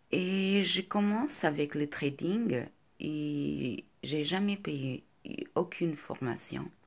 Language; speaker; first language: French; non-native, fluent; Portuguese